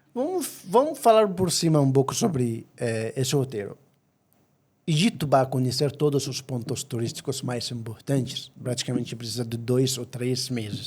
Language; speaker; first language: Portuguese; non-native, fluent; Arabic